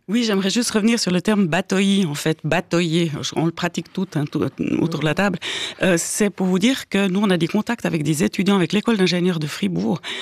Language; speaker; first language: French; native; French